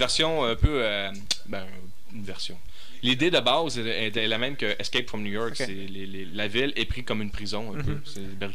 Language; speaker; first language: French; native; French